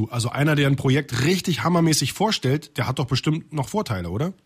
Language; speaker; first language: German; native; German